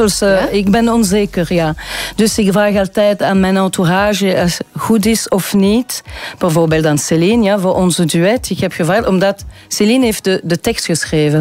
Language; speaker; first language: Dutch; non-native, local second language; French